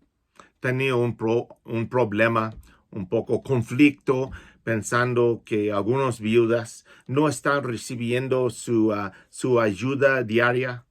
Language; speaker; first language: Spanish; non-native, fluent; English